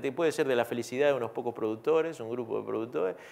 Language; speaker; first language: Spanish; native; Spanish